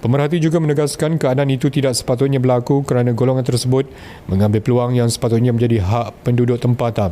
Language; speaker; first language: Malay; native; Malay